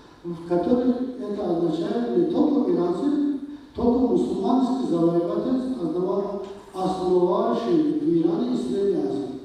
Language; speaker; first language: Russian; non-native, local second language; Tajik